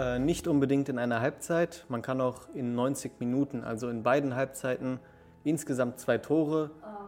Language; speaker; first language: German; early bilingual, other home language; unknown